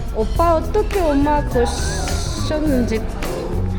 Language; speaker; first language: Korean; non-native, fluent; Spanish